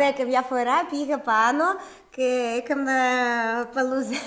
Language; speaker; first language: Greek; non-native, learner; Russian